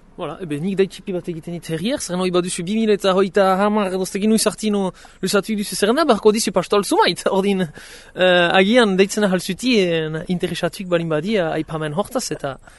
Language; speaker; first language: Basque; native; Basque